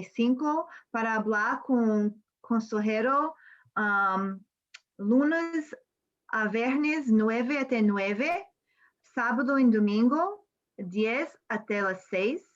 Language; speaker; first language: Spanish; non-native, learner; English